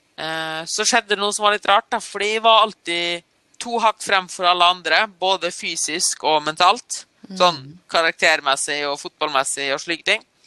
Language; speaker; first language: Norwegian; early bilingual, other home language; German